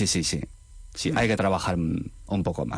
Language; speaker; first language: Spanish; non-native, fluent; Chinese